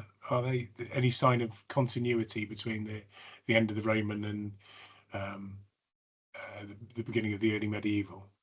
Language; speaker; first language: English; native; English